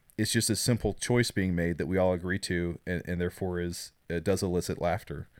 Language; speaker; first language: English; native; English